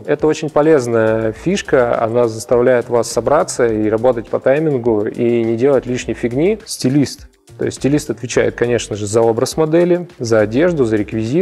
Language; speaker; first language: Russian; native; Russian